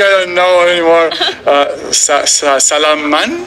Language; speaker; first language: English; non-native, fluent; Spanish